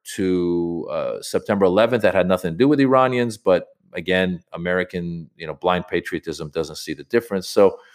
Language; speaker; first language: English; native; English